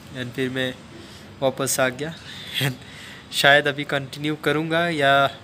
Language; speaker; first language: Hindi; non-native, local second language; Assamese